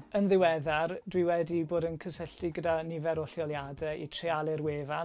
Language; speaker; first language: Welsh; native; Welsh